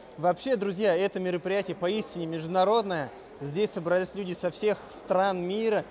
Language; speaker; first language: Russian; native; Russian